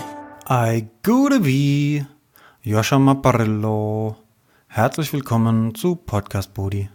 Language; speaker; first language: German; native; German